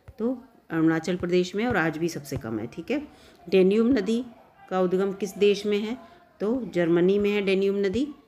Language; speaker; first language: Hindi; native; Hindi